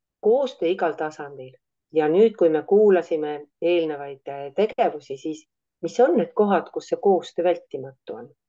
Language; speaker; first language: Estonian; native; Estonian